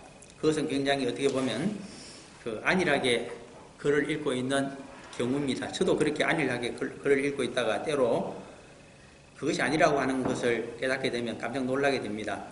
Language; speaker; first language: Korean; native; Korean